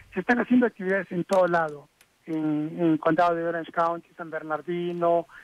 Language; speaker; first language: Spanish; native; Spanish